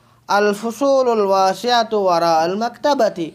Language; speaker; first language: Arabic; non-native, learner; Urdu